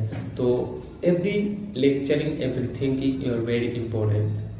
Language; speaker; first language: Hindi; non-native, local second language; Bangla